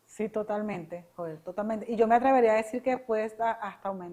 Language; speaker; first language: Spanish; native; Spanish